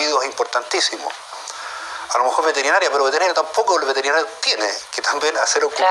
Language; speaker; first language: Spanish; native; Spanish